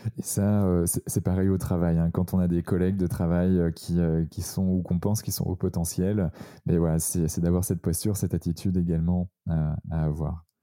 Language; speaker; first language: French; native; French